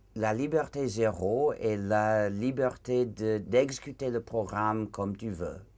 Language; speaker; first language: French; non-native, fluent; English